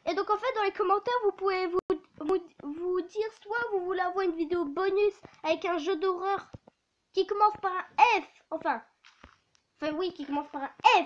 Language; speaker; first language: French; native; French